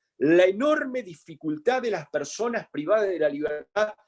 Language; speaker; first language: Spanish; native; Spanish